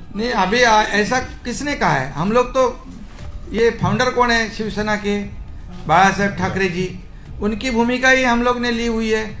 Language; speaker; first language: Hindi; non-native, local second language; Marathi